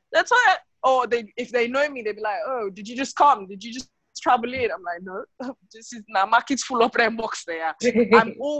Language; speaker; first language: English; non-native, local second language; Krio